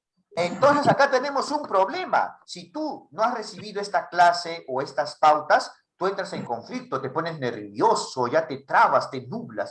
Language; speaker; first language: Spanish; native; Spanish